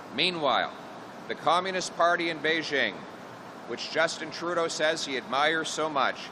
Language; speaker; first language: English; native; English